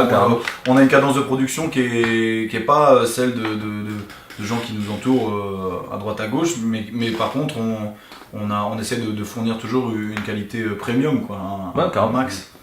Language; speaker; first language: French; native; French